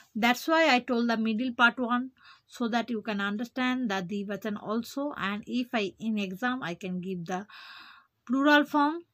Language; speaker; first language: English; non-native, local second language; Bangla